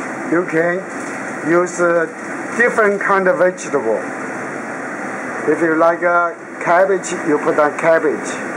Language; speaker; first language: English; non-native, learner; Chinese